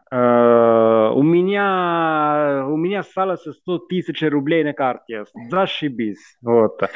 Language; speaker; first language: Russian; non-native, fluent; Italian